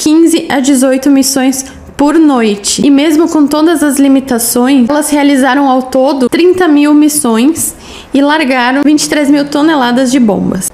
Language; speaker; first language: Portuguese; native; Portuguese